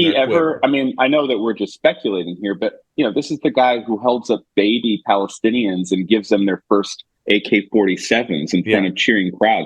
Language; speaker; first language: English; native; English